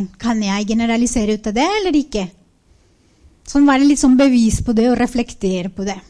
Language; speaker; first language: Norwegian; non-native, fluent; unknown